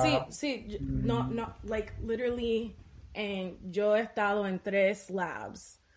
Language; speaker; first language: Spanish; early bilingual, heritage; Spanish